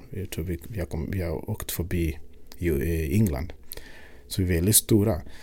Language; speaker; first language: Swedish; non-native, fluent; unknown